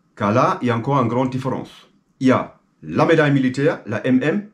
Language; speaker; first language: French; non-native, fluent; German